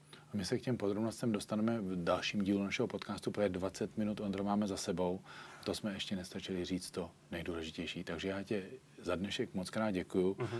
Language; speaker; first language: Czech; native; Czech